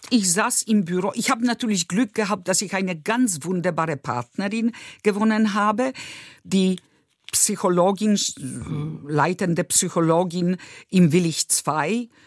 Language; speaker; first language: German; non-native, fluent; Polish